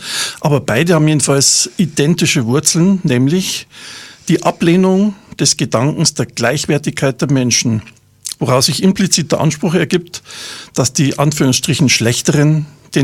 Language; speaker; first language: German; native; German